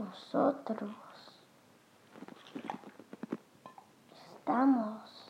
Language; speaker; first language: Spanish; early bilingual, heritage; Spanish